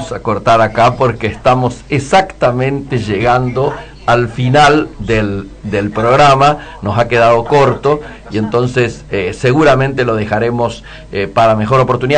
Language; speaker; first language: Spanish; native; Spanish